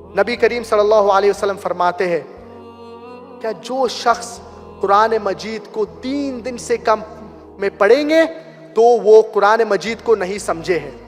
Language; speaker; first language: Urdu; non-native, local second language; Konkani